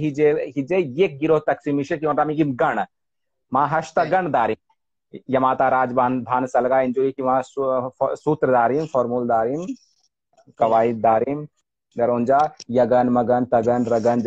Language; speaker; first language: Persian; non-native, fluent; Hindi